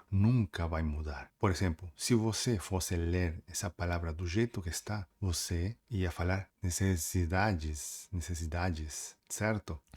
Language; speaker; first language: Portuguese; native; Portuguese